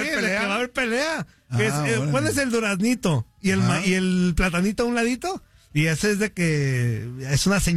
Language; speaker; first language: Spanish; native; Spanish